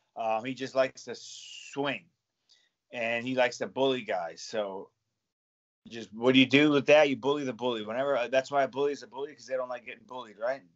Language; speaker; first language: English; native; English